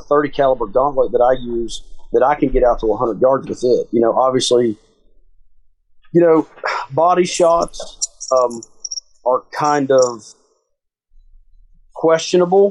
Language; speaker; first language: English; native; English